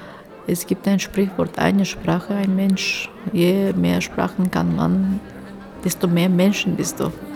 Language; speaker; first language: German; non-native, fluent; Turkish